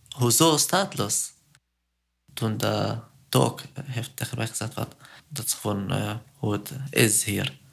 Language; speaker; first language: Dutch; non-native, fluent; Arabic